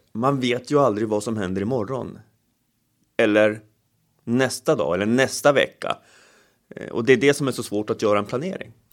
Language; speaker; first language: Swedish; native; Swedish